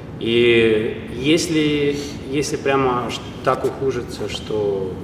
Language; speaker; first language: Russian; native; Russian